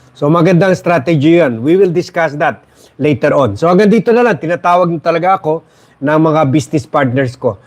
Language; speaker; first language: Filipino; native; Filipino